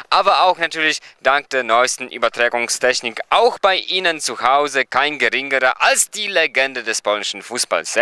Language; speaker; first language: German; non-native, fluent; Polish